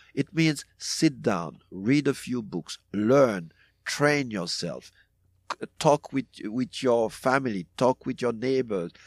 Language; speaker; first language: English; non-native, fluent; French